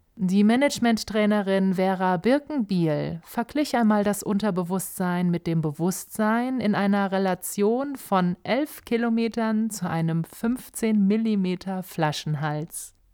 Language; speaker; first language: German; native; German